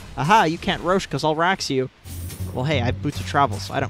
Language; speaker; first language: English; native; English